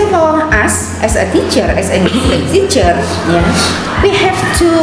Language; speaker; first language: English; non-native, learner; Indonesian